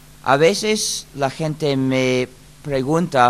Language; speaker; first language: Spanish; non-native, fluent; English